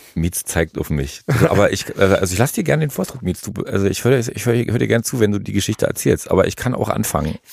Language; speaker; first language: German; native; German